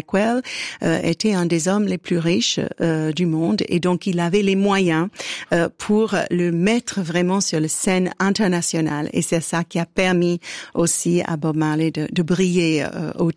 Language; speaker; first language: French; non-native, fluent; English